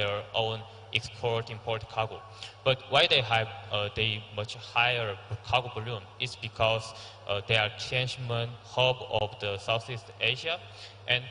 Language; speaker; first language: English; non-native, learner; Korean